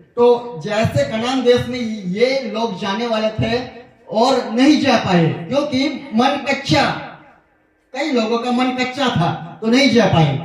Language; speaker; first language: Hindi; non-native, local second language; Gujarati